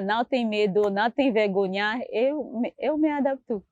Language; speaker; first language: Portuguese; non-native, learner; Haitian Creole